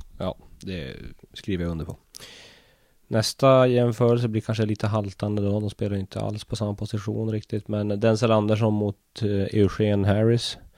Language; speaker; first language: Swedish; native; Swedish